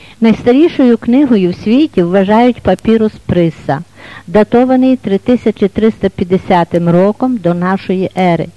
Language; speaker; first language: Ukrainian; native; Ukrainian